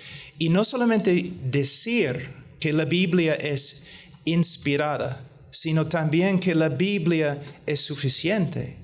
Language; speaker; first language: Spanish; non-native, fluent; English